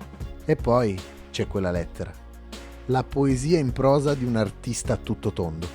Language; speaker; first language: Italian; native; Italian